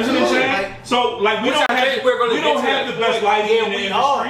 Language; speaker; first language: English; native; English